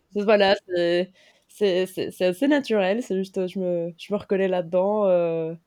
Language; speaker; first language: French; non-native, fluent; Spanish